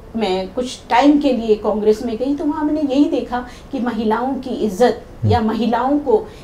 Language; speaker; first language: Hindi; native; Hindi